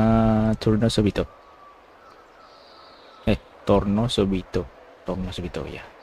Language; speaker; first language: Italian; non-native, learner; Indonesian